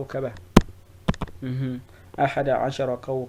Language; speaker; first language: Arabic; non-native, fluent; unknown